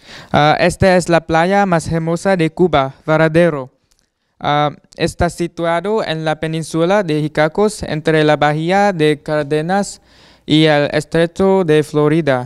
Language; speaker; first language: Spanish; non-native, learner; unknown